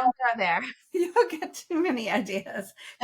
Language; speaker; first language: English; native; English